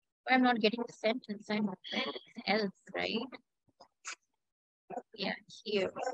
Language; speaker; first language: English; non-native, local second language; Hindi